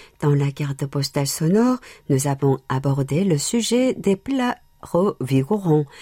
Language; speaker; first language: French; non-native, fluent; Korean